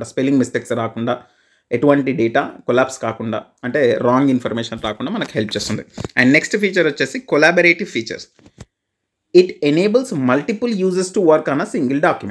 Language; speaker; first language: Telugu; native; Telugu